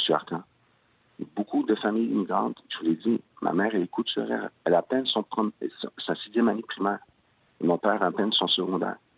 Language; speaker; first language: French; early bilingual, other home language; Spanish